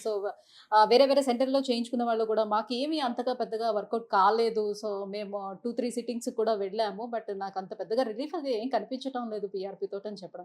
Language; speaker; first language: Telugu; native; Telugu